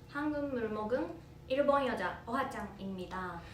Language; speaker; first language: Korean; non-native, fluent; Japanese